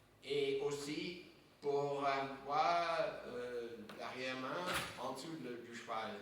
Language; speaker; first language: French; non-native, fluent; English